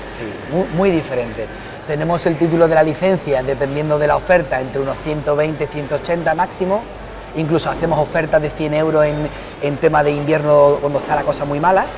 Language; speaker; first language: Spanish; native; Spanish